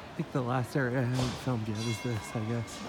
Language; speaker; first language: English; native; English